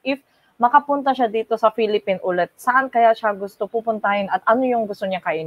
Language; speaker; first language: Filipino; non-native, fluent; Korean